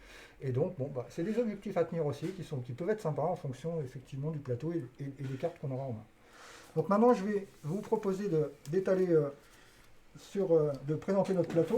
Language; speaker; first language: French; native; French